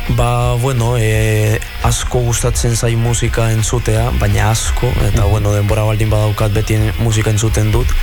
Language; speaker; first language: Basque; non-native, fluent; Spanish